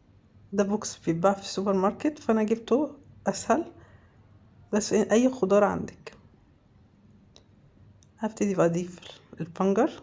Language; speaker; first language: Arabic; native; Arabic